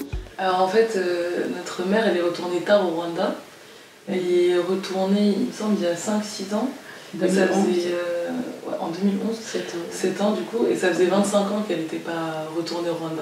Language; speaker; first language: French; early bilingual, other home language; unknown